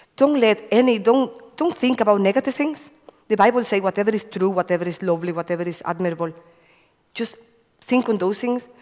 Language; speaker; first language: English; non-native, fluent; Spanish